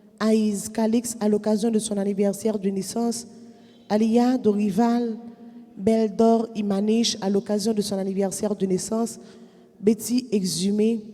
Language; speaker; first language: French; non-native, local second language; Haitian Creole